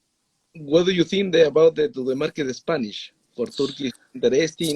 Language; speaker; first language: English; non-native, learner; Spanish